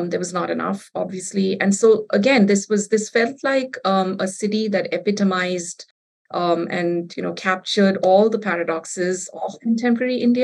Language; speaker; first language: English; non-native, local second language; Bangla